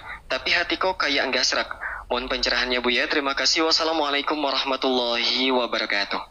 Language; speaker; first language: Indonesian; native; Indonesian